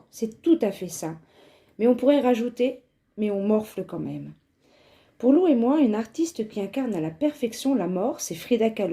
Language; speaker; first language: French; native; French